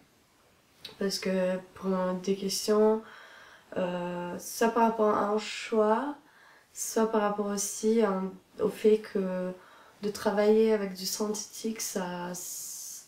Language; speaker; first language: French; non-native, fluent; Italian